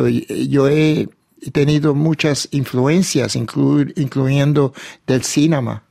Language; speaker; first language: Spanish; early bilingual, heritage; Spanish